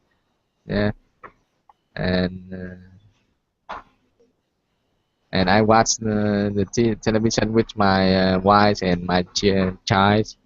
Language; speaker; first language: English; non-native, learner; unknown